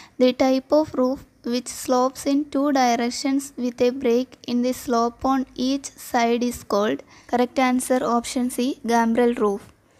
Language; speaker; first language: English; non-native, local second language; Malayalam